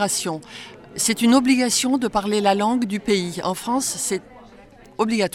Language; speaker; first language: French; native; French